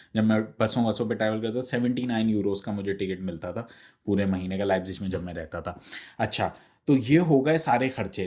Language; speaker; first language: Urdu; native; Urdu